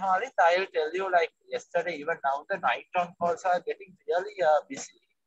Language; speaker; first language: English; non-native, local second language; Sinhala